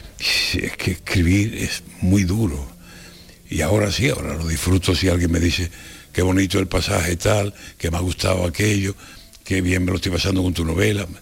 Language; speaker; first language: Spanish; native; Spanish